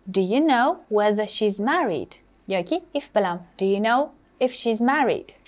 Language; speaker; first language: English; non-native, fluent; Uzbek